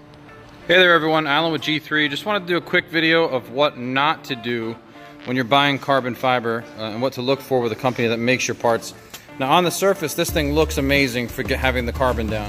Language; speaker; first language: English; native; English